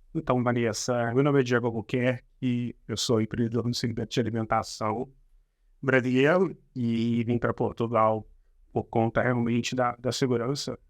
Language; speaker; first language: Portuguese; native; Portuguese